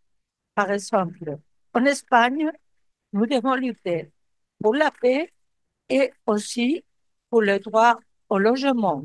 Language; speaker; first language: French; non-native, fluent; Spanish